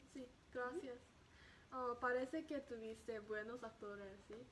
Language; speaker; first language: Spanish; non-native, learner; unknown